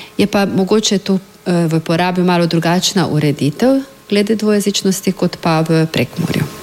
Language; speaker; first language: Slovenian; native; Slovenian